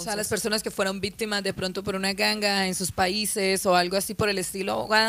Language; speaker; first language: Spanish; native; Spanish